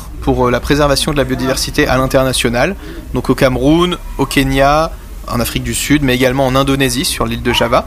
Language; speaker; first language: French; native; French